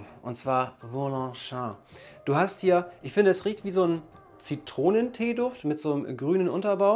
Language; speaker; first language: German; native; German